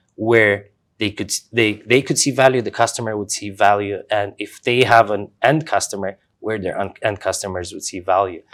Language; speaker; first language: English; non-native, fluent; Romanian